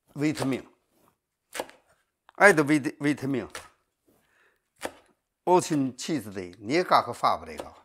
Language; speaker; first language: Russian; non-native, learner; Chinese